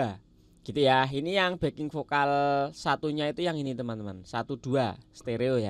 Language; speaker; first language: Indonesian; native; Indonesian